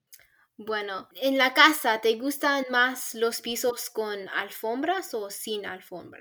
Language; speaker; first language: Spanish; non-native, learner; English